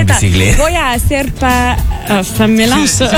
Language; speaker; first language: Spanish; non-native, learner; French